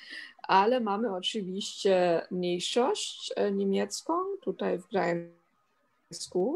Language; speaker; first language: Polish; non-native, fluent; German